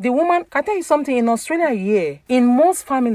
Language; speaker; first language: English; non-native, local second language; Yoruba